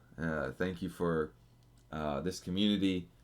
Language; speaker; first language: English; native; English